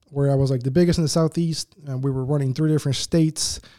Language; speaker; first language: English; early bilingual, other home language; Spanish